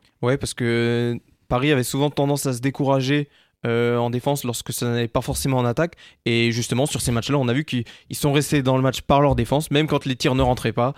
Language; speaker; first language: French; native; French